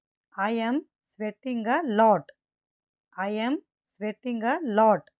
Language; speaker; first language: English; non-native, local second language; Tamil